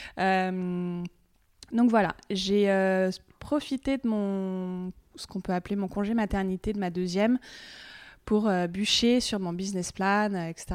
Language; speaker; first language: French; native; French